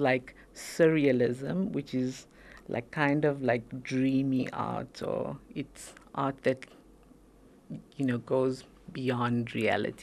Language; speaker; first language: English; native; English